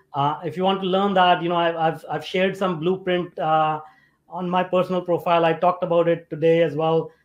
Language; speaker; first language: English; non-native, local second language; Hindi